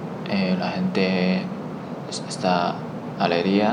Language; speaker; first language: Spanish; non-native, learner; Chinese